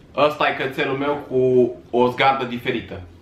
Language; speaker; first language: Romanian; native; Romanian